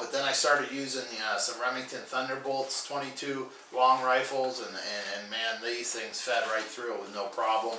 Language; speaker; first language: English; native; English